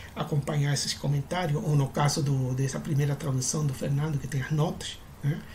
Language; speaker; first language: Portuguese; non-native, fluent; Spanish